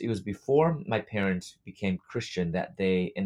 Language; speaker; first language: English; native; English